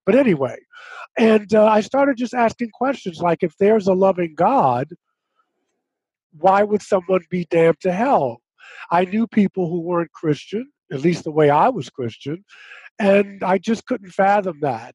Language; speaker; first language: English; native; English